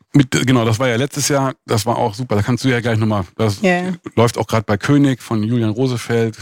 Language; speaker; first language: German; native; German